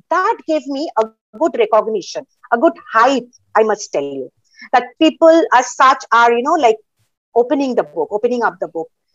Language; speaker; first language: English; non-native, local second language; Bangla